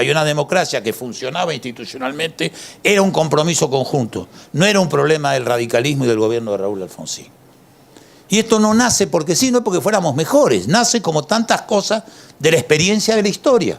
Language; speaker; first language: Spanish; native; Spanish